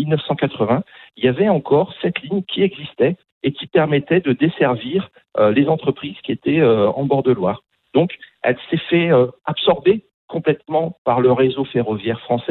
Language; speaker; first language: French; native; French